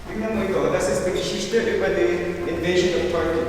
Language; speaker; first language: German; non-native, learner; Filipino